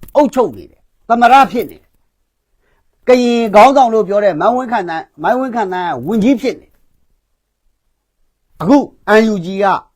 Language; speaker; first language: Burmese; non-native, local second language; Kachin